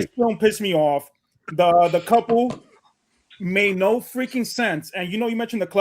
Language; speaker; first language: English; native; English